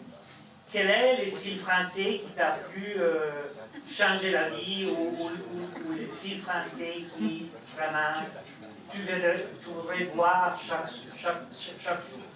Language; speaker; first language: French; non-native, fluent; Italian